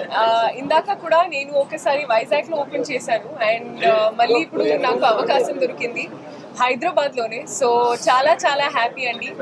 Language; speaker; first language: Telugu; non-native, fluent; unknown